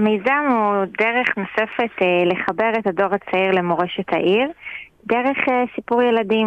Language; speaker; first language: Hebrew; native; Hebrew